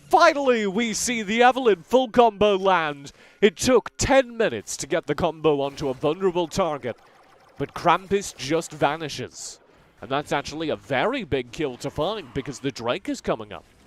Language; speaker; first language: English; native; English